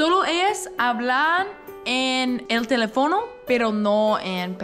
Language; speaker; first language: Spanish; non-native, learner; English